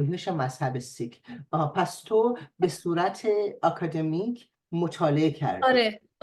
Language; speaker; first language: Persian; native; Persian